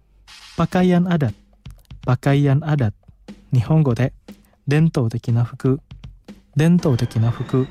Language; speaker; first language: Japanese; non-native, fluent; Indonesian